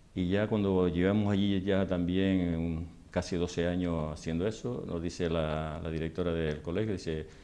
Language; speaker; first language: Spanish; native; Spanish